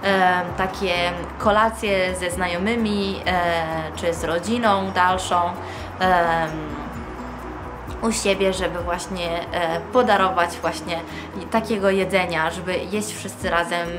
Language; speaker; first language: Polish; early bilingual, heritage; Polish